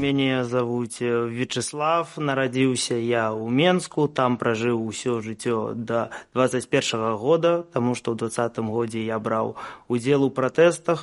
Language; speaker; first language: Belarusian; non-native, local second language; Russian